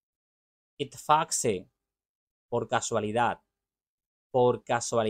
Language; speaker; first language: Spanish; non-native, learner; Urdu